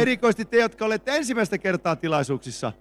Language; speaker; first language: Finnish; native; Finnish